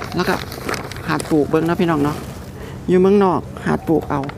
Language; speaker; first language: Thai; non-native, local second language; Northeastern Thai